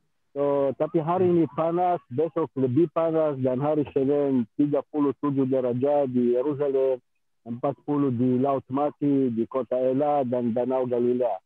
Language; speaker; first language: Indonesian; non-native, fluent; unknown